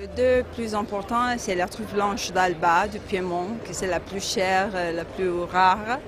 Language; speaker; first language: French; non-native, fluent; Italian